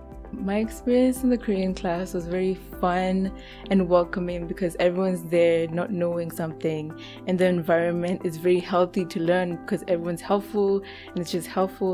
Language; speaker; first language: English; native; English